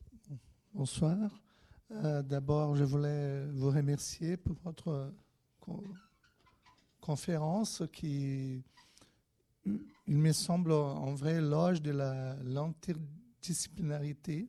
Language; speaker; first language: French; non-native, fluent; Portuguese